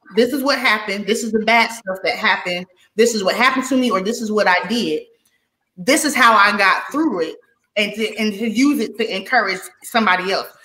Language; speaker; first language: English; native; English